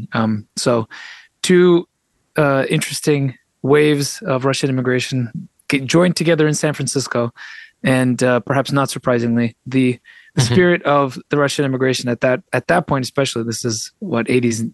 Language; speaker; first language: English; early bilingual, other home language; Russian